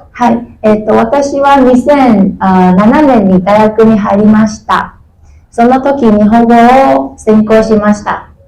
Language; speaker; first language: Japanese; non-native, fluent; Chinese